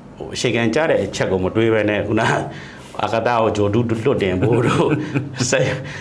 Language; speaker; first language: Burmese; native; Burmese